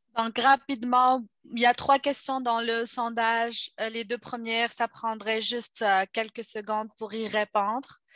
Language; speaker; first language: French; native; French